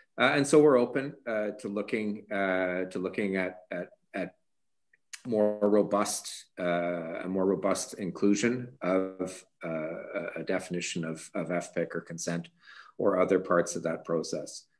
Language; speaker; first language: English; native; English